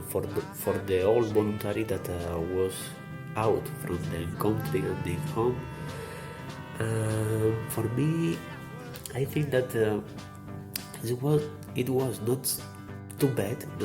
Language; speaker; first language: English; non-native, learner; Spanish